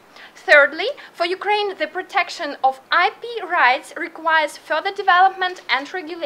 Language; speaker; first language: English; non-native, fluent; Russian